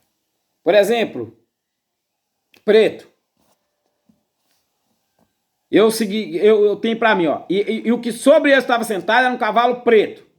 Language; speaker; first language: Portuguese; native; Portuguese